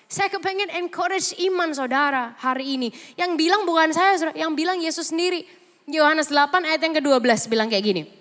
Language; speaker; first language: Indonesian; native; Indonesian